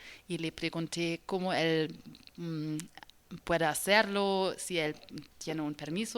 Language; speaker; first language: Spanish; non-native, learner; German